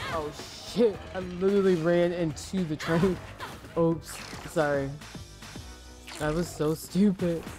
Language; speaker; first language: English; native; English